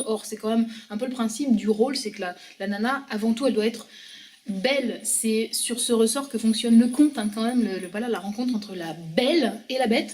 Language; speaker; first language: French; native; French